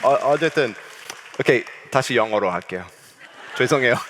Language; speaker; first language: Korean; non-native, learner; English